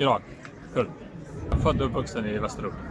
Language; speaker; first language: Swedish; early bilingual, other home language; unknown